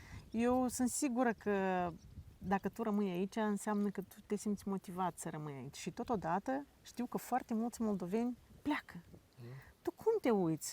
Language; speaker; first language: Romanian; native; Romanian